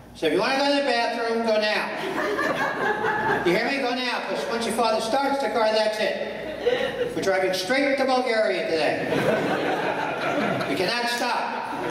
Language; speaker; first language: English; native; English